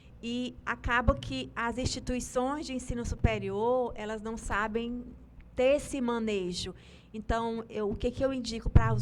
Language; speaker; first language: Portuguese; native; Portuguese